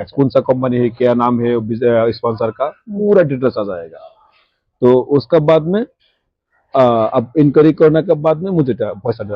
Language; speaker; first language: Hindi; non-native, local second language; Bangla